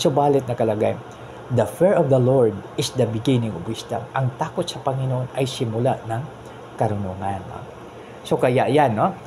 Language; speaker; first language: Filipino; non-native, local second language; Hiligaynon